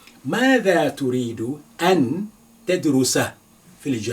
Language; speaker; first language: Arabic; non-native, fluent; Yoruba